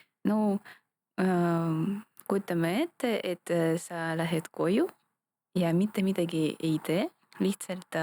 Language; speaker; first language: Estonian; non-native, local second language; Russian